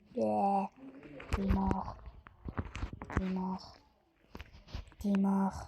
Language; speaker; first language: French; native; French